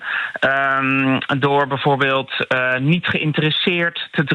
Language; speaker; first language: Dutch; native; Dutch